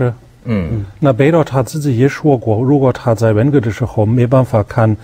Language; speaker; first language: Chinese; non-native, fluent; German